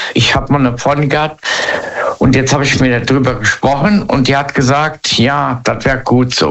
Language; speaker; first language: German; native; German